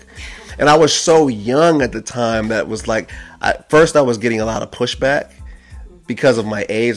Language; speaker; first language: English; native; English